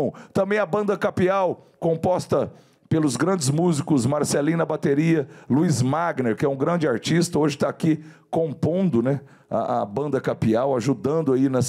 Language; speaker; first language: Portuguese; native; Portuguese